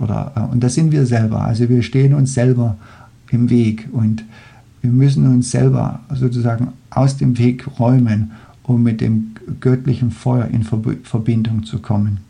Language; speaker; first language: German; non-native, fluent; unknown